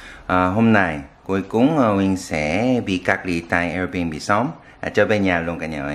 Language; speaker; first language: Vietnamese; non-native, learner; Korean